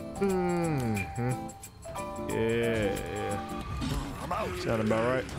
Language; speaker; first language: English; native; English